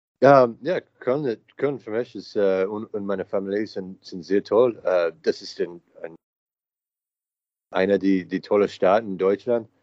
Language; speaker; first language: German; non-native, learner; English